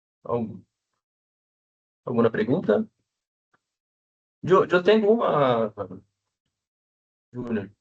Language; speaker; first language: Spanish; non-native, learner; Portuguese